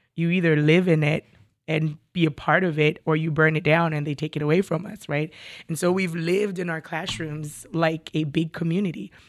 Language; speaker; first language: English; native; English